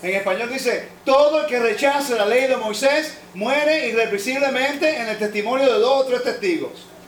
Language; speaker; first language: Spanish; native; Spanish